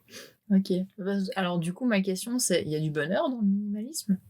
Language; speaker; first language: French; native; French